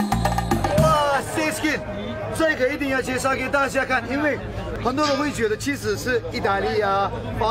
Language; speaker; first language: Chinese; non-native, fluent; Turkish